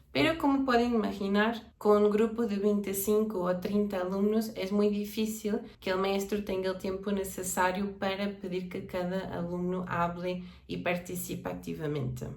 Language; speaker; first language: Spanish; non-native, fluent; Portuguese